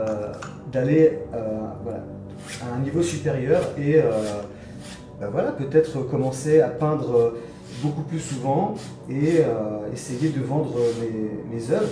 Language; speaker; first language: French; native; French